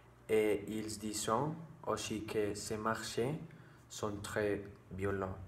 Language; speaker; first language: French; non-native, learner; Spanish